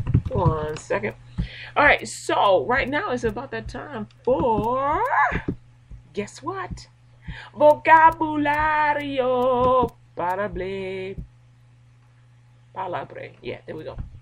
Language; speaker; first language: English; native; English